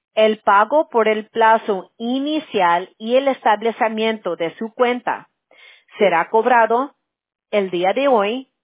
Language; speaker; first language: Spanish; early bilingual, heritage; Spanish